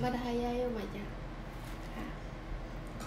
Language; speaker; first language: Japanese; non-native, learner; Vietnamese